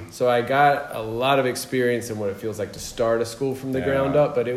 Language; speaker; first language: English; native; English